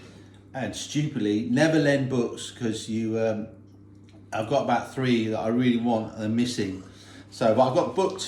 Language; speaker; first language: English; native; English